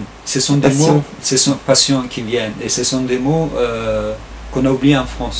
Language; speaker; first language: French; non-native, fluent; Turkish